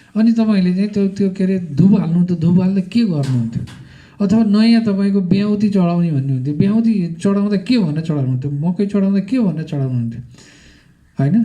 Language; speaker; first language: Nepali; native; Nepali